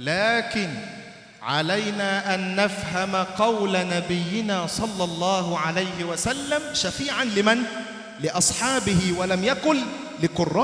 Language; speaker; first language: Arabic; native; Arabic